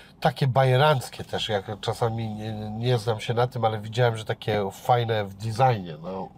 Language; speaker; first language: Polish; native; Polish